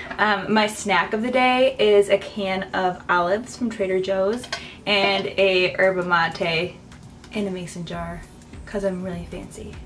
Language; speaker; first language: English; native; English